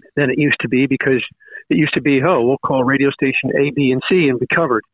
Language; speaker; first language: English; native; English